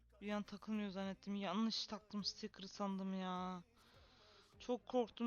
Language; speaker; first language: Turkish; native; Turkish